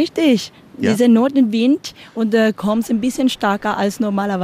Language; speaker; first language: German; non-native, learner; Spanish